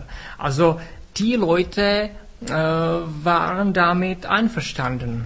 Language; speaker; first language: German; non-native, fluent; Czech